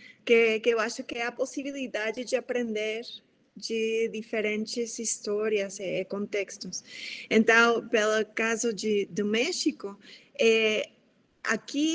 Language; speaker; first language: Portuguese; non-native, fluent; Spanish